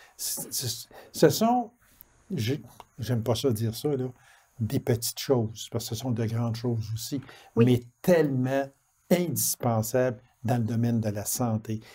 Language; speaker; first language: French; native; French